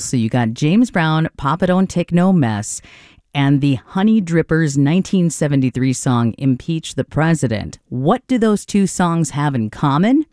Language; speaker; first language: English; native; English